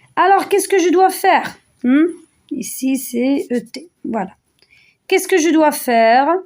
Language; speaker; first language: French; non-native, local second language; Arabic